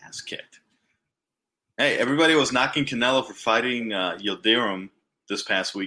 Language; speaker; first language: English; non-native, fluent; Spanish